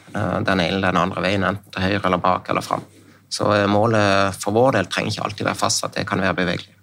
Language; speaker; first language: Norwegian; native; Norwegian